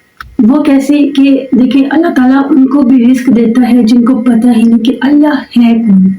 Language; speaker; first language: Urdu; native; Urdu